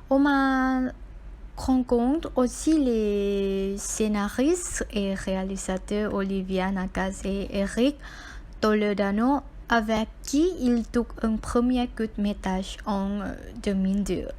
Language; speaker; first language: French; non-native, learner; Thai